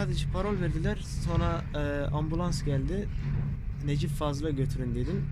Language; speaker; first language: Turkish; non-native, local second language; Arabic